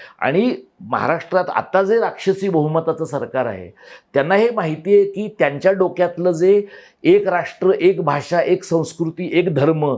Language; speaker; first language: Marathi; native; Marathi